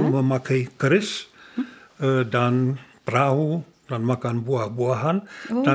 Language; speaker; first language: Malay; non-native, learner; Czech